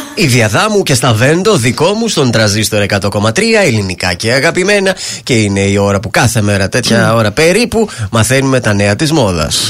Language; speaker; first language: Greek; native; Greek